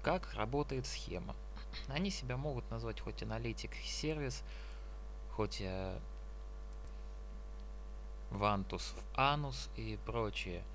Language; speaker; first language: Russian; native; Russian